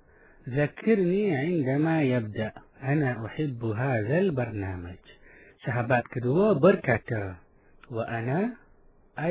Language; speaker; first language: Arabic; non-native, fluent; Malay